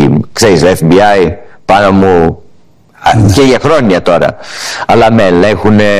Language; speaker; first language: Greek; early bilingual, heritage; Greek